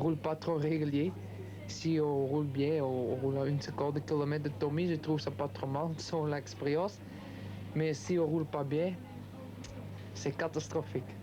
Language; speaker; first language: French; non-native, local second language; Dutch